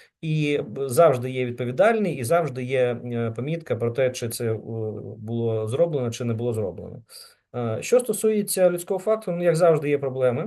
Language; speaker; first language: Ukrainian; native; Ukrainian